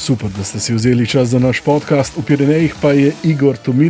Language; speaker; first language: Slovenian; native; Slovenian